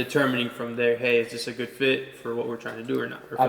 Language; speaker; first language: English; native; English